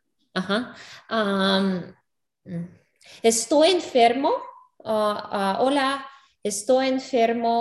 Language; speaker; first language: Spanish; non-native, learner; English